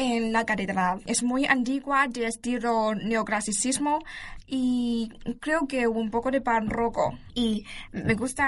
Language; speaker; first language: Spanish; non-native, learner; Chinese